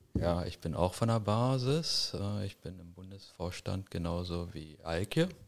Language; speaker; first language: German; native; German